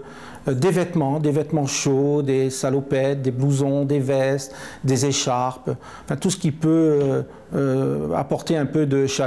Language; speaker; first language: French; native; French